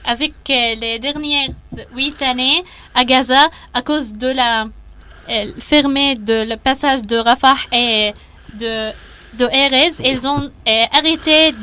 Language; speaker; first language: French; non-native, learner; Arabic